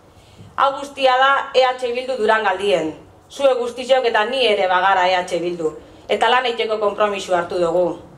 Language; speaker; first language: Basque; native; Basque